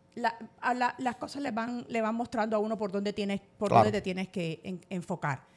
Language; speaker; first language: Spanish; native; Spanish